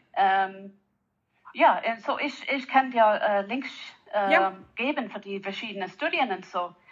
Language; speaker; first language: German; non-native, fluent; English